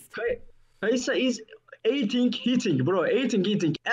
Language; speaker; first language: English; non-native, learner; Turkish